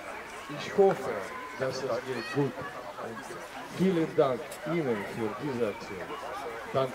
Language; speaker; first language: German; non-native, learner; Russian